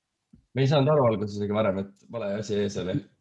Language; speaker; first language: Estonian; native; Estonian